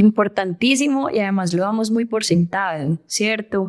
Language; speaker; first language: Spanish; native; Spanish